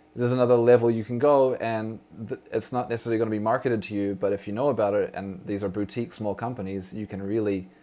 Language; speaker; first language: English; native; English